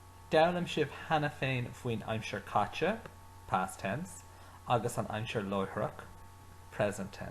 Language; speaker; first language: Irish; non-native, local second language; English